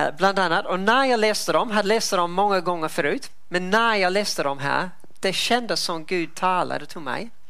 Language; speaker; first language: Swedish; non-native, fluent; English